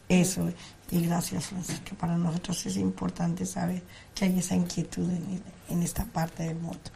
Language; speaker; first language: Spanish; native; Spanish